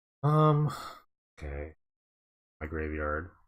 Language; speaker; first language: English; native; English